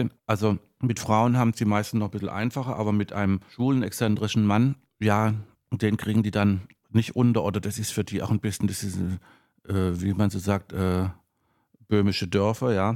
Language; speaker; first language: German; native; German